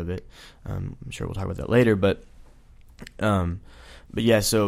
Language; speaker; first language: English; native; English